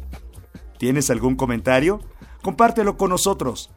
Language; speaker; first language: Spanish; native; Spanish